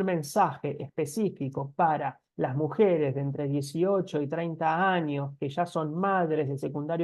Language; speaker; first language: Spanish; native; Spanish